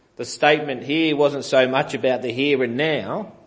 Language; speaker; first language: English; native; English